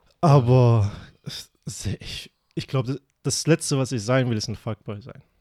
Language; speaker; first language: German; early bilingual, other home language; Persian